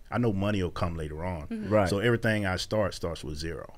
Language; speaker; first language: English; native; English